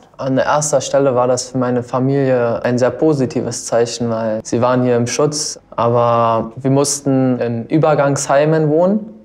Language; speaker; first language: German; early bilingual, other home language; Albanian